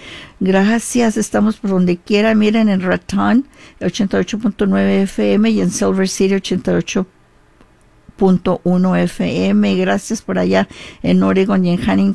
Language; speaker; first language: Spanish; early bilingual, heritage; Spanish